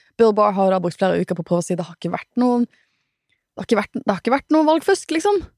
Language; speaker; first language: Norwegian; native; Norwegian